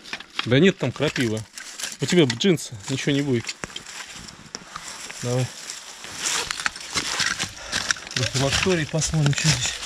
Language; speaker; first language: Russian; native; Russian